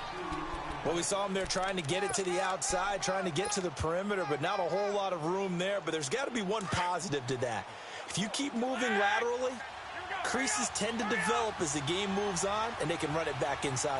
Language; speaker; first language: English; native; English